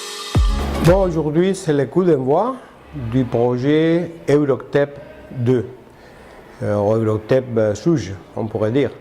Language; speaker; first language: French; non-native, fluent; Spanish